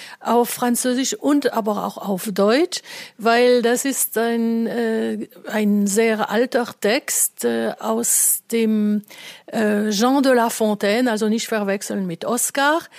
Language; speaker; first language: German; non-native, fluent; French